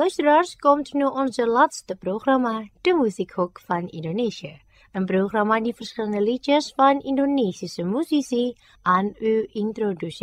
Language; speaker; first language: Dutch; non-native, fluent; Indonesian